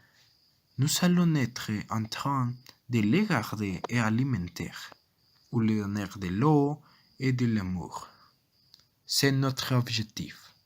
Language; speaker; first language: French; non-native, learner; Spanish